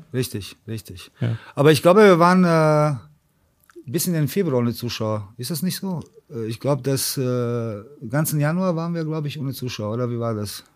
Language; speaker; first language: German; early bilingual, other home language; Serbian